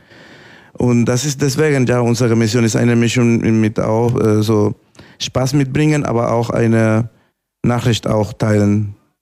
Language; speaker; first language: German; non-native, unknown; Spanish